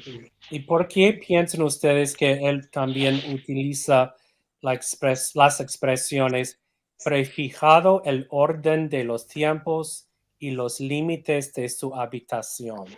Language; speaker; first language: Spanish; non-native, fluent; English